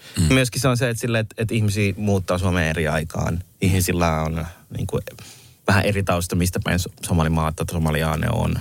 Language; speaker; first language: Finnish; early bilingual, other home language; Somali